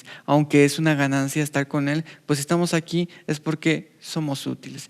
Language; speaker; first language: Spanish; native; Spanish